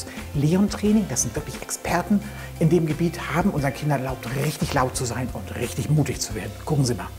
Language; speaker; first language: German; native; German